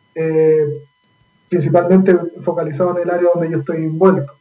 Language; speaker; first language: Spanish; native; Spanish